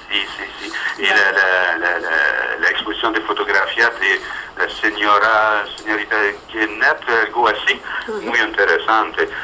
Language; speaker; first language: Spanish; non-native, fluent; French